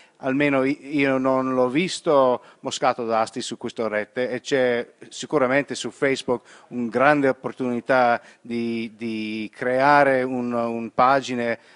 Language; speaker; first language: Italian; non-native, learner; English